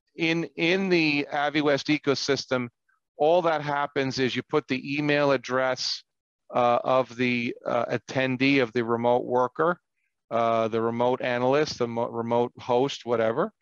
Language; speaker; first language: English; native; English